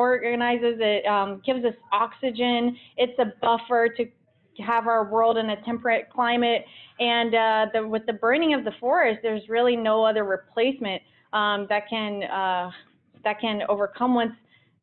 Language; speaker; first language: English; early bilingual, other home language; Portuguese